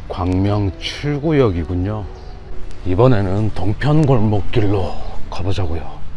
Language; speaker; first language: Korean; native; Korean